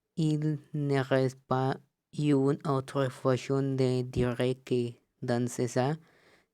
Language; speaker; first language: French; non-native, learner; Spanish